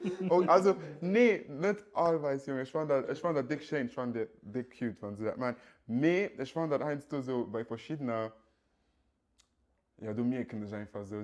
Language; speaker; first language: German; early bilingual, other home language; Yoruba